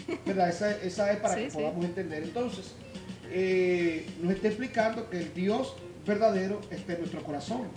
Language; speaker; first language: Spanish; native; Spanish